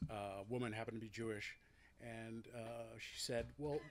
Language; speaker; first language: English; native; English